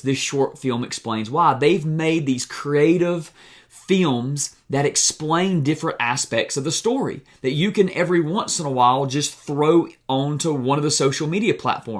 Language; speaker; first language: English; native; English